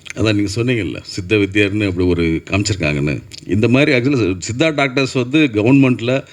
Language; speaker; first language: Tamil; native; Tamil